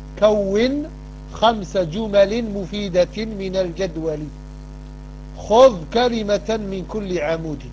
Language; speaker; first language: Arabic; non-native, fluent; French